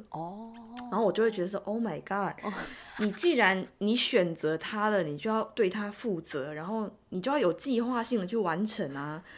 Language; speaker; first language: Chinese; native; Chinese